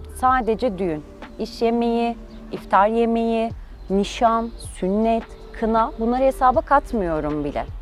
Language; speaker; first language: Turkish; early bilingual, heritage; Turkish